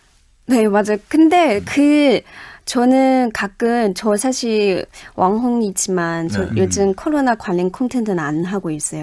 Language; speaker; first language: Korean; non-native, fluent; Chinese